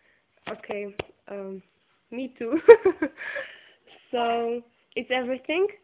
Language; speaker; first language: English; non-native, learner; Czech